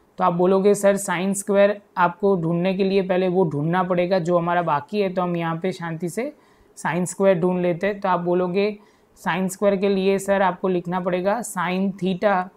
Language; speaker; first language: Hindi; non-native, local second language; Gujarati